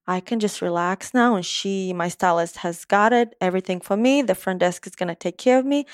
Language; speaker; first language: English; non-native, fluent; Romanian